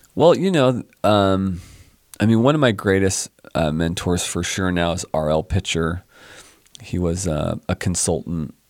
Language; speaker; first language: English; native; English